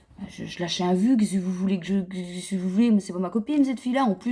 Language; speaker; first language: French; native; French